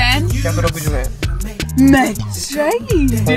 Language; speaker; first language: Japanese; non-native, fluent; English